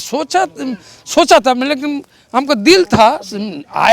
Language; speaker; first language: Hindi; non-native, local second language; Bangla